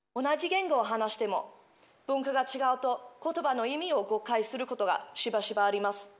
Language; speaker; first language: Japanese; non-native, fluent; English